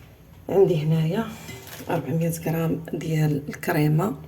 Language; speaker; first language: Arabic; native; Arabic